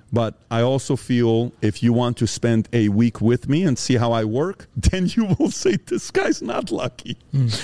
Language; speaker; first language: English; early bilingual, other home language; Persian